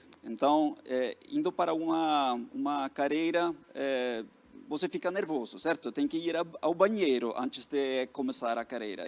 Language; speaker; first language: Portuguese; non-native, fluent; Norwegian